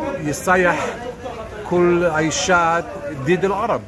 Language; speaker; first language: Arabic; non-native, learner; Hebrew